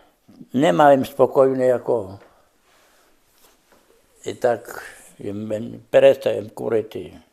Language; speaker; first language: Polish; non-native, local second language; Rusyn